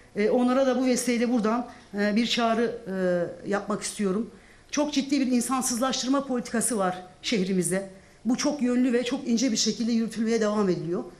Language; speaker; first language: Turkish; non-native, local second language; Zaza